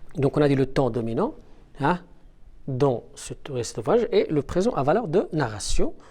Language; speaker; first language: French; non-native, local second language; Arabic